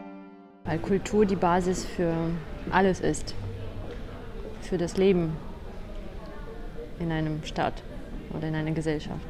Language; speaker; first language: German; non-native, fluent; Russian